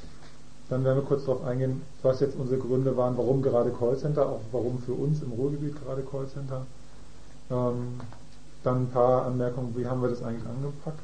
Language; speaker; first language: German; native; German